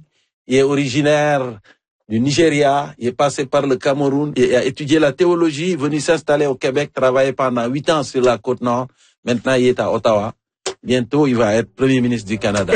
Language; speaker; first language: French; non-native, local second language; Wolof